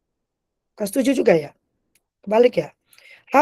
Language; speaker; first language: Indonesian; native; Indonesian